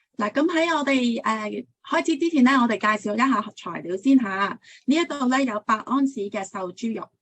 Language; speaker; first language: Cantonese; early bilingual, heritage; Cantonese